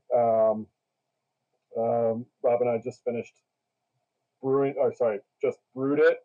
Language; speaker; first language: English; native; English